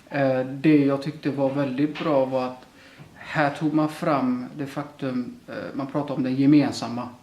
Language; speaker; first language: Swedish; early bilingual, other home language; Somali